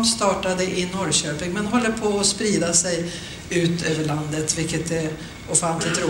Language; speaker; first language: Swedish; native; Swedish